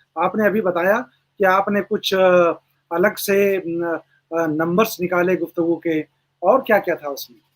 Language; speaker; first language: Hindi; native; Hindi